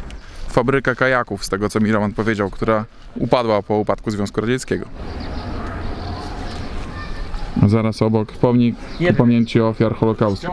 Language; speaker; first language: Polish; native; Polish